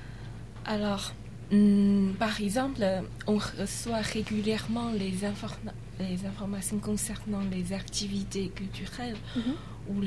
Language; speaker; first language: French; non-native, fluent; Chinese